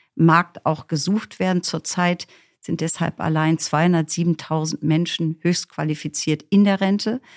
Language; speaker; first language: German; native; German